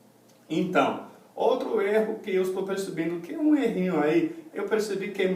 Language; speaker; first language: Portuguese; non-native, fluent; English